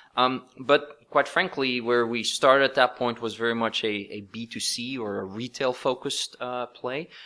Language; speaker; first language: English; non-native, fluent; Dutch